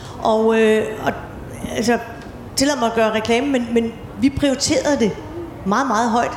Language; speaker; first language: Danish; native; Danish